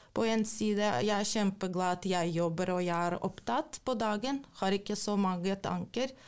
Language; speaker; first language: Norwegian; non-native, fluent; Ukrainian